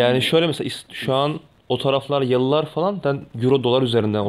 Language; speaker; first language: Turkish; native; Turkish